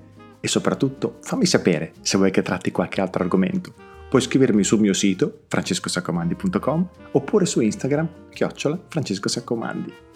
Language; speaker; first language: Italian; native; Italian